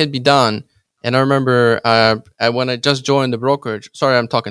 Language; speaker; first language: English; non-native, fluent; Ukrainian